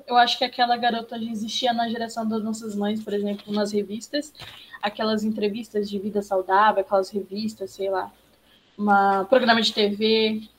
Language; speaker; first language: Portuguese; native; Portuguese